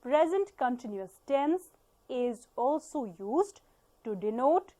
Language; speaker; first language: English; non-native, local second language; Punjabi